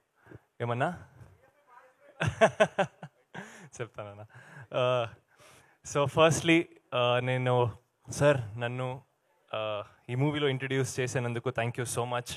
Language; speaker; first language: Telugu; non-native, learner; Kannada